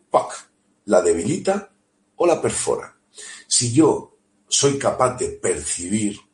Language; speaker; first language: Spanish; native; Spanish